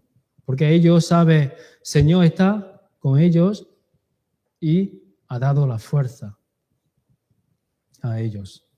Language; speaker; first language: Spanish; non-native, learner; Chinese